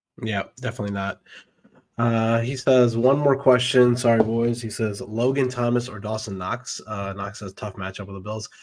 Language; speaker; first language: English; native; English